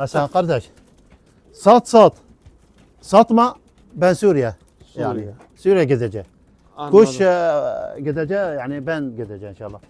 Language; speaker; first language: Turkish; non-native, learner; Arabic